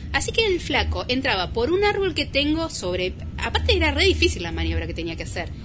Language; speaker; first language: Spanish; native; Spanish